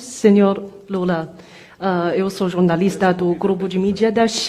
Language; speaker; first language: Portuguese; non-native, fluent; Chinese